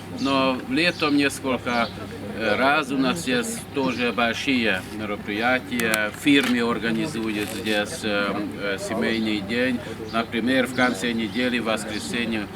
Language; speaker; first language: Russian; non-native, learner; Hungarian